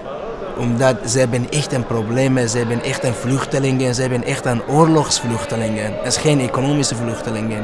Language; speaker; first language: Dutch; non-native, learner; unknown